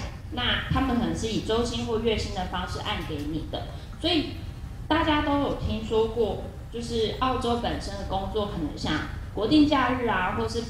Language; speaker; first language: Chinese; native; Chinese